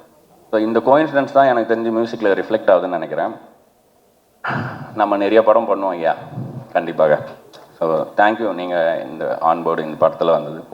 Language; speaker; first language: Tamil; native; Tamil